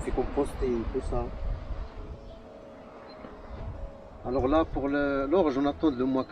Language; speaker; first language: French; non-native, learner; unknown